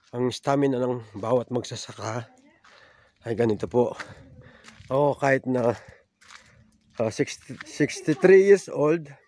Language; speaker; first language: Filipino; non-native, local second language; Pampanga